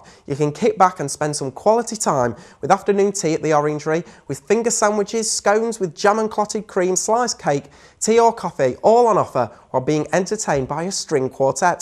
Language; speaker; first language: English; native; English